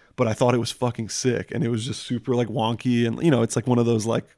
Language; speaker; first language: English; early bilingual, other home language; French